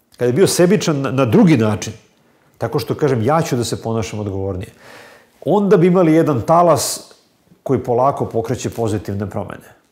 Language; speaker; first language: Serbian; native; Serbian